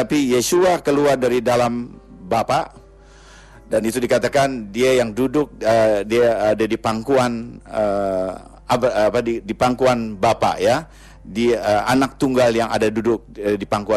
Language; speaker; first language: Indonesian; native; Indonesian